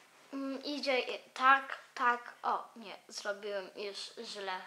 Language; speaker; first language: Polish; early bilingual, heritage; Polish